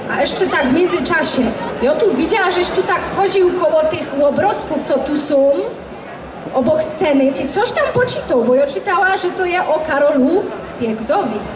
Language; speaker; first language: Polish; native; Polish